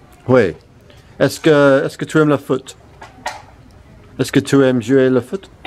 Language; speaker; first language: French; non-native, learner; English